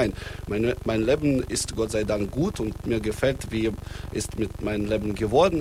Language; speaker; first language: German; non-native, fluent; Russian